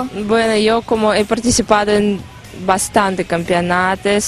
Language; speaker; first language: Spanish; non-native, learner; Russian